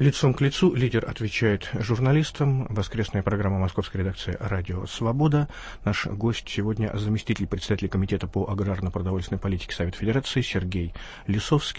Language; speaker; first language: Russian; native; Russian